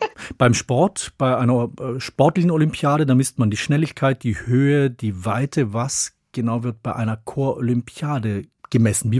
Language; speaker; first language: German; native; German